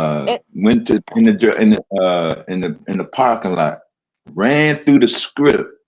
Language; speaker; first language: English; native; English